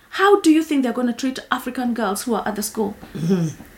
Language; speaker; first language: English; non-native, local second language; Kikuyu